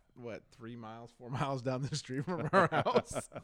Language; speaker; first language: English; native; English